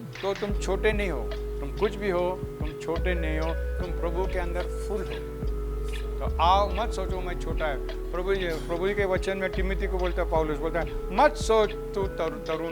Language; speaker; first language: Hindi; non-native, local second language; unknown